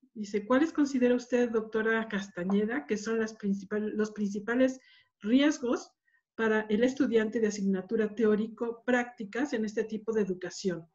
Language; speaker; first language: Spanish; native; Spanish